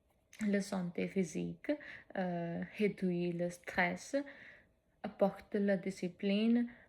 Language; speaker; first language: French; non-native, fluent; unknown